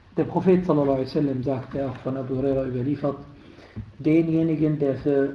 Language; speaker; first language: German; non-native, fluent; Arabic